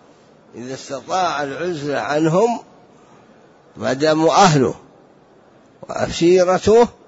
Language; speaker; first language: Arabic; native; Arabic